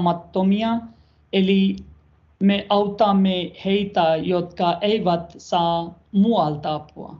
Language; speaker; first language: Finnish; non-native, learner; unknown